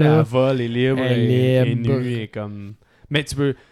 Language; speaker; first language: French; native; French